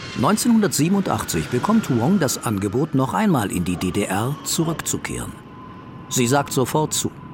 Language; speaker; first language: German; native; German